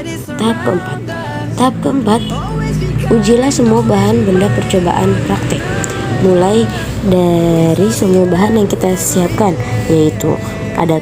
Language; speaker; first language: Indonesian; native; Indonesian